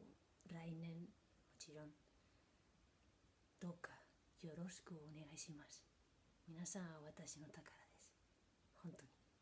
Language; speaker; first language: Japanese; non-native, fluent; Spanish